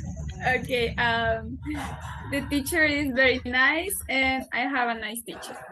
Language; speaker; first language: English; non-native, learner; Spanish